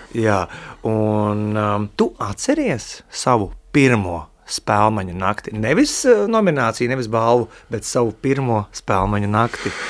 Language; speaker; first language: Latvian; native; Latvian